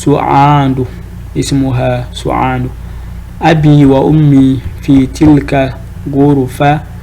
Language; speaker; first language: Arabic; non-native, fluent; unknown